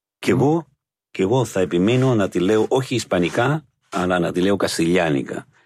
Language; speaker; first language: Greek; non-native, fluent; Spanish